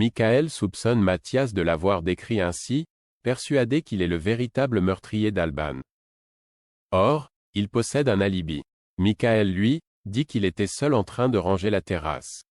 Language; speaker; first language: French; native; French